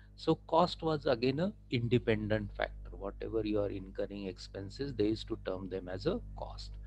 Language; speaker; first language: English; non-native, local second language; Marathi